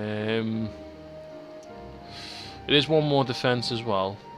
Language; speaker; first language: English; native; English